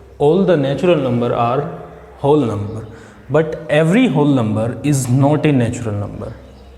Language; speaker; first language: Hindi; native; Hindi